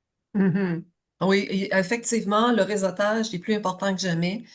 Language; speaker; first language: French; native; French